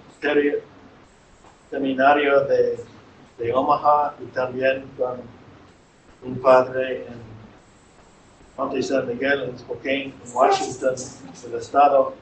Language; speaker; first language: Spanish; non-native, fluent; English